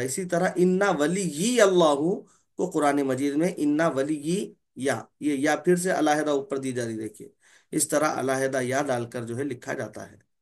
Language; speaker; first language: Urdu; native; Urdu